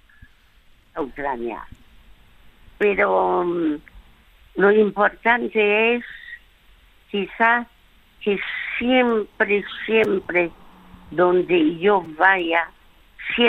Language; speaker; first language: Spanish; early bilingual, other home language; French